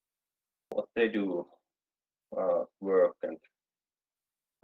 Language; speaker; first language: English; non-native, fluent; Finnish